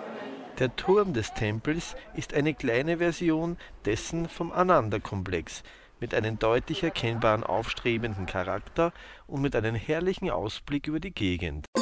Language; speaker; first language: German; native; German